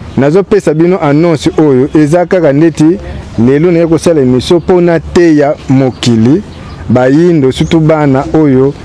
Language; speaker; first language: Lingala; non-native, local second language; Kongo